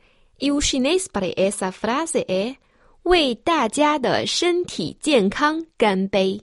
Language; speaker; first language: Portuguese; non-native, fluent; Chinese